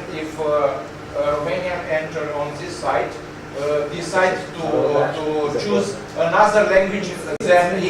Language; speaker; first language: English; non-native, learner; Romanian